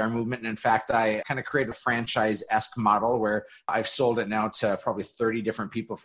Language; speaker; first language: English; native; English